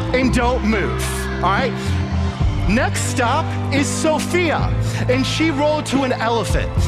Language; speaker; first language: English; native; English